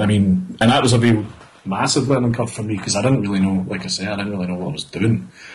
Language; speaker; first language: English; native; English